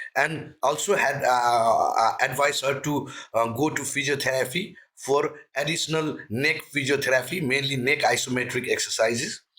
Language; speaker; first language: English; non-native, local second language; Nepali